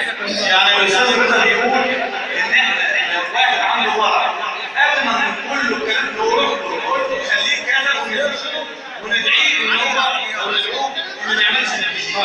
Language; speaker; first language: Arabic; native; Arabic